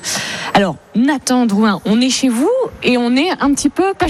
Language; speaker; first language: French; native; French